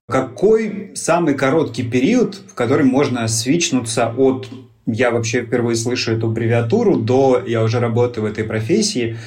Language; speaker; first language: Russian; native; Russian